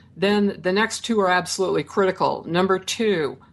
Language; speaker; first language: English; native; English